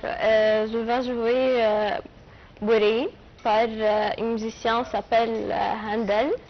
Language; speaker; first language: French; non-native, learner; Arabic